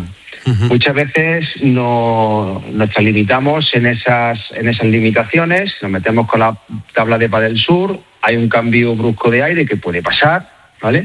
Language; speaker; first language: Spanish; native; Spanish